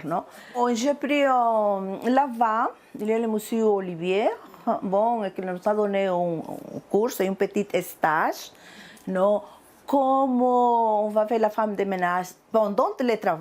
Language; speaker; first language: French; non-native, learner; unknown